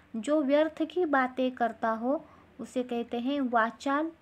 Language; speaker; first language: Hindi; non-native, local second language; Marathi